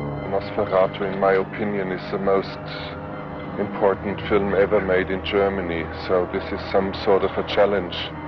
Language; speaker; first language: English; non-native, fluent; German